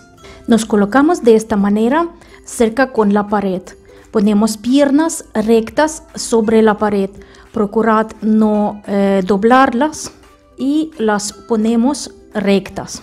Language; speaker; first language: Spanish; non-native, fluent; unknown